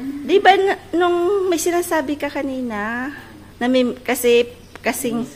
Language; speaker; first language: Filipino; native; Filipino